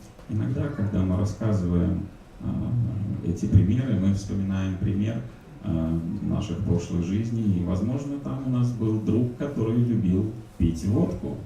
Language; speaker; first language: Russian; native; Russian